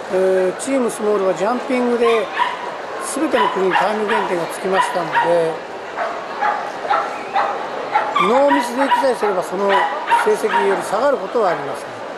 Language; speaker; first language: Japanese; native; Japanese